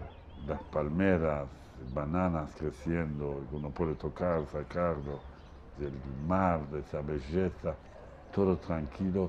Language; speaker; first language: Spanish; non-native, fluent; Yiddish